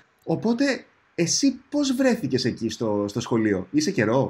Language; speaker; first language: Greek; native; Greek